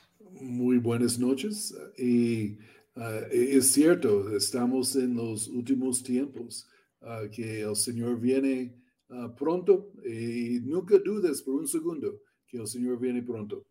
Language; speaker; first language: Spanish; non-native, learner; English